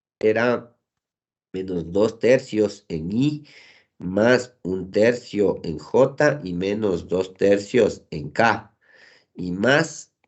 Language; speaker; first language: Spanish; native; Spanish